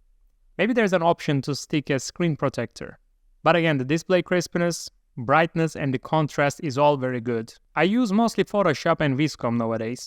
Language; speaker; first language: English; non-native, fluent; Turkish